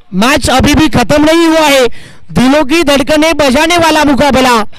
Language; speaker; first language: Hindi; non-native, local second language; Marathi